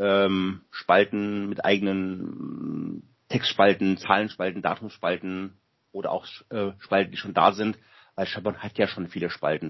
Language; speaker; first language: German; native; German